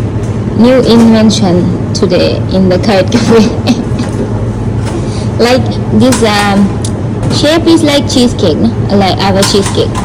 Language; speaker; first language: English; non-native, local second language; Sinhala